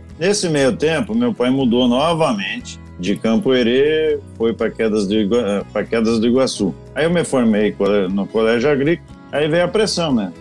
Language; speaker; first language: Portuguese; native; Portuguese